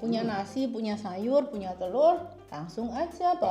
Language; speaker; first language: Indonesian; native; Indonesian